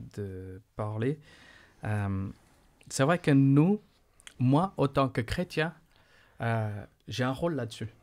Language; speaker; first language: French; non-native, fluent; Portuguese